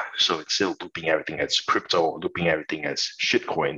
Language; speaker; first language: English; non-native, local second language; Chinese